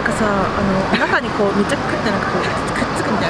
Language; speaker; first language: Japanese; native; Japanese